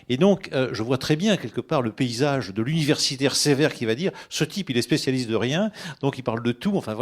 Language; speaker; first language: French; native; French